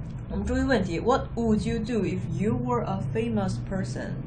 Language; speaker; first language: English; non-native, fluent; Chinese